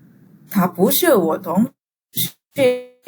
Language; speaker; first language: Chinese; non-native, fluent; Indonesian